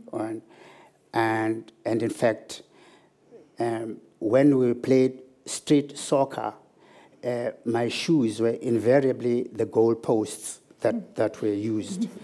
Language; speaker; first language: English; non-native, local second language; Zulu